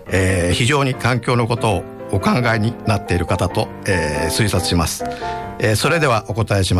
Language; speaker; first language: Japanese; native; Japanese